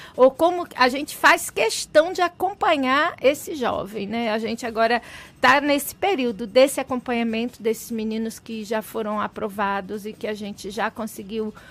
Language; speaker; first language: Portuguese; native; Portuguese